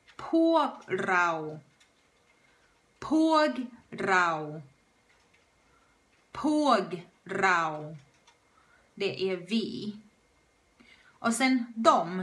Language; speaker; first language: Swedish; non-native, fluent; Thai